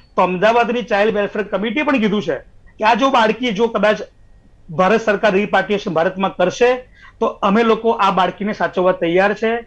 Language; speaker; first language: Gujarati; native; Gujarati